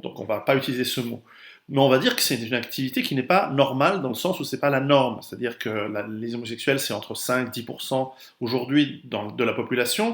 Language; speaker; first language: French; native; French